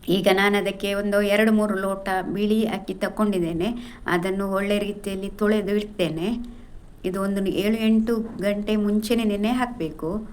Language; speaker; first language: Kannada; non-native, local second language; Tulu